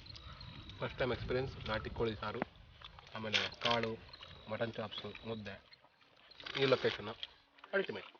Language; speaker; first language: Kannada; native; Kannada